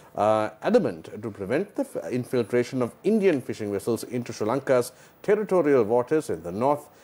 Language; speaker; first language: English; non-native, local second language; Sinhala